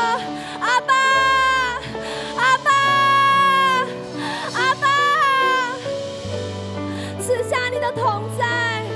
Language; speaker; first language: Chinese; native; Chinese